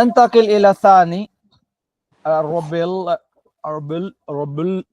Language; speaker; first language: Arabic; non-native, fluent; Filipino